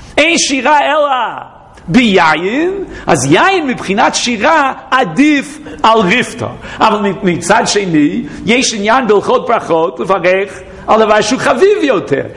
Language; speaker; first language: Hebrew; non-native, fluent; English